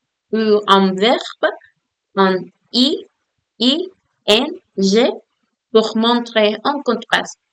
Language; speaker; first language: French; non-native, learner; Spanish